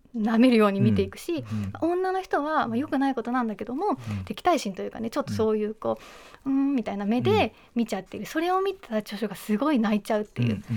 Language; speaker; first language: Japanese; native; Japanese